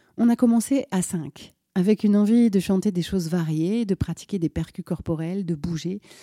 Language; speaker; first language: French; native; French